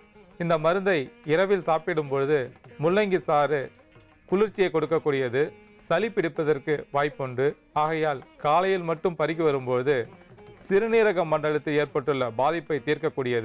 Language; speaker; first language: Tamil; native; Tamil